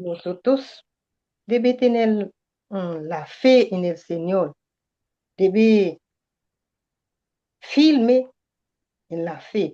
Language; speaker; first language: Spanish; non-native, learner; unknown